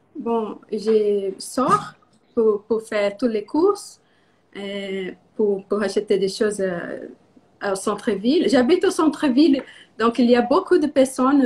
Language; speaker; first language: French; non-native, learner; Portuguese